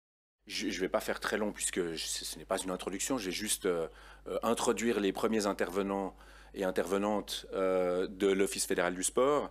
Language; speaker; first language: French; native; French